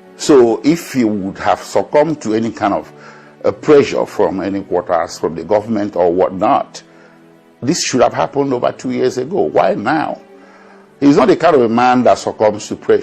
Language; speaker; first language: English; non-native, local second language; Igbo